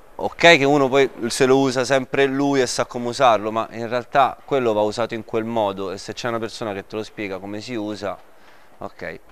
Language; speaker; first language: Italian; native; Italian